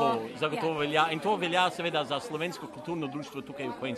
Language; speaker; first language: Slovenian; native; Slovenian